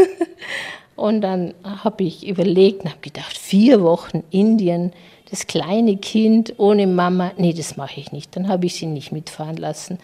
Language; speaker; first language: German; native; German